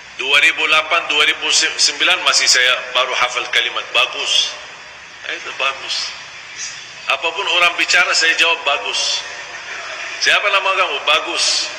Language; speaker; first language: Malay; non-native, fluent; Arabic